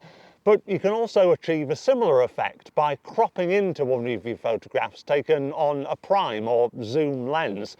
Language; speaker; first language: English; native; English